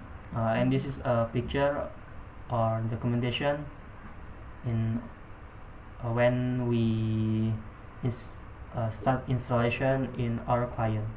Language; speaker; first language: English; non-native, learner; Indonesian